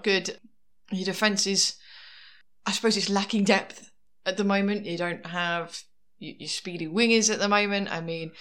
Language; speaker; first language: English; native; English